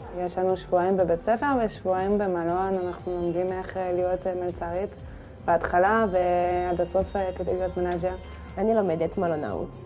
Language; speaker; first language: Hebrew; non-native, learner; French